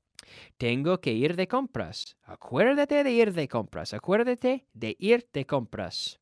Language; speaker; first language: Spanish; non-native, fluent; English